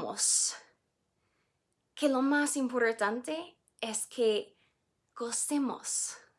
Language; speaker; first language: Spanish; non-native, fluent; English